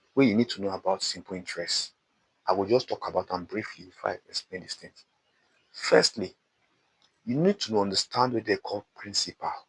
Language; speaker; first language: Nigerian Pidgin; native; Nigerian Pidgin